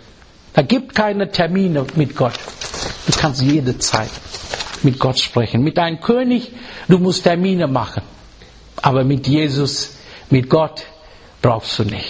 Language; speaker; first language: German; non-native, fluent; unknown